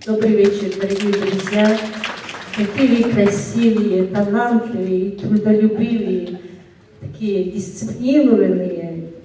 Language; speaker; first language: Russian; non-native, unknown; Mongolian